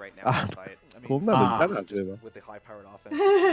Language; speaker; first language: Japanese; native; Japanese